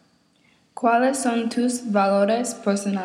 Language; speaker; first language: Spanish; non-native, learner; English